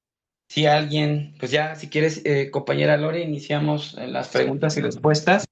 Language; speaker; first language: Spanish; native; Spanish